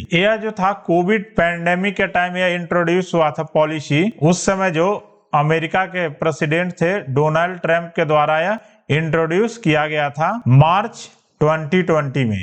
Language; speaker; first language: Hindi; native; Hindi